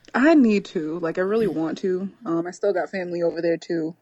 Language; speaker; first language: English; native; English